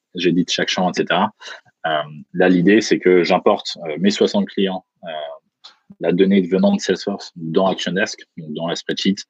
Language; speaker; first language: French; native; French